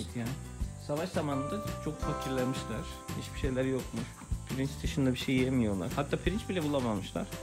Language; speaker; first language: Turkish; native; Turkish